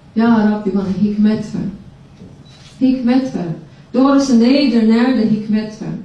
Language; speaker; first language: Turkish; non-native, fluent; English